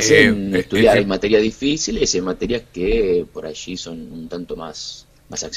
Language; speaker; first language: Spanish; native; Spanish